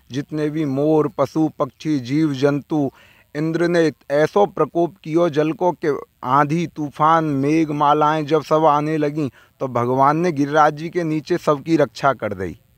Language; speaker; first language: Hindi; native; Hindi